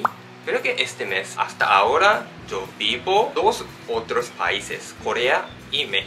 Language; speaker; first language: Spanish; non-native, learner; Japanese